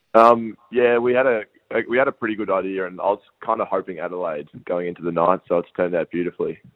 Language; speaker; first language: English; native; English